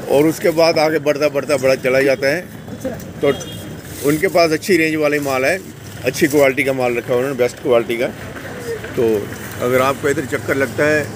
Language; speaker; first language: Hindi; non-native, local second language; Punjabi